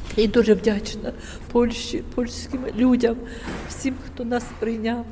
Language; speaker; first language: Polish; non-native, learner; Ukrainian